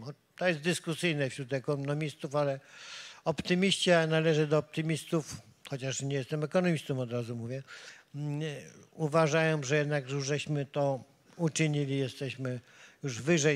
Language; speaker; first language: Polish; native; Polish